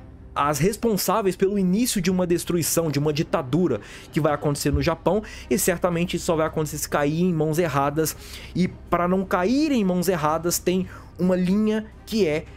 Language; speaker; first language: Portuguese; native; Portuguese